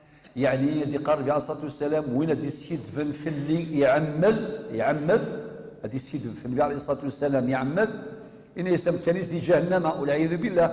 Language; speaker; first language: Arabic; non-native, local second language; Kabyle